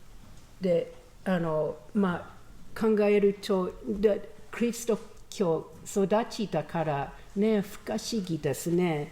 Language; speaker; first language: Japanese; non-native, learner; English